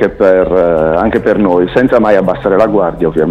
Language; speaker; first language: Italian; native; Italian